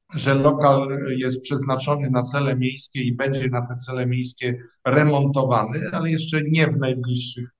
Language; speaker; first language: Polish; native; Polish